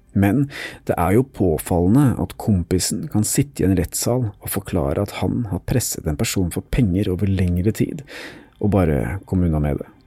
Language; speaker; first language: Norwegian; native; Norwegian